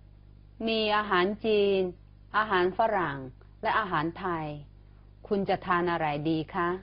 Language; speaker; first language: Thai; non-native, fluent; Chinese